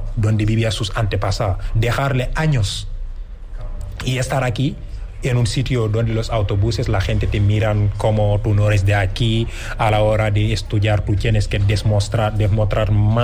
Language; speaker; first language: Spanish; non-native, fluent; Wolof